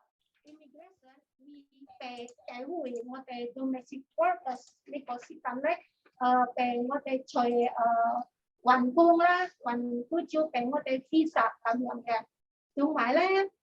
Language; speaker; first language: Cantonese; non-native, learner; Indonesian